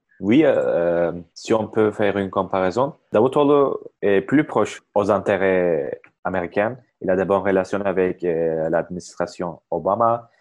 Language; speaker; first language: French; non-native, fluent; Turkish